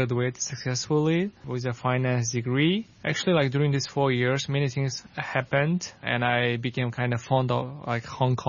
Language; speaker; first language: English; non-native, fluent; Tajik